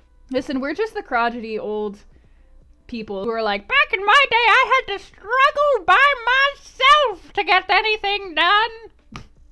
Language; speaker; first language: English; native; English